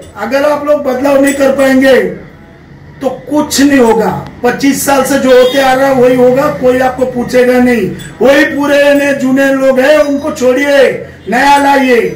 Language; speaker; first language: Hindi; non-native, local second language; Marathi